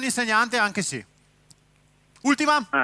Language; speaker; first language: Italian; native; Italian